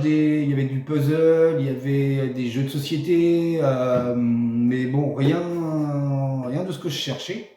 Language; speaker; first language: French; native; French